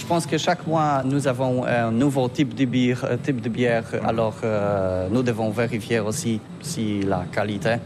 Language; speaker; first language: French; non-native, learner; Polish